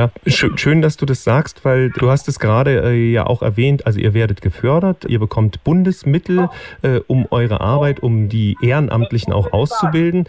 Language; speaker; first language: German; native; German